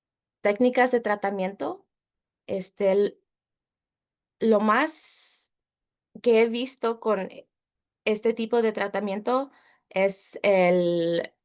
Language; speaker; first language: Spanish; early bilingual, heritage; Spanish